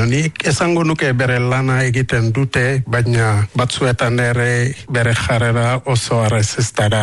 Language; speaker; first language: Basque; non-native, learner; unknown